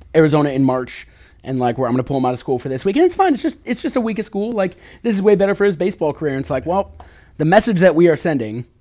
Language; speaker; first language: English; native; English